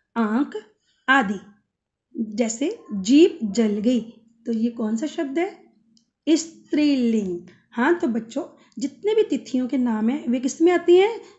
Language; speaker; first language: Hindi; native; Hindi